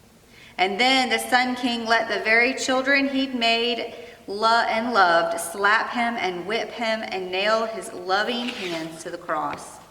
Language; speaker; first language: English; native; English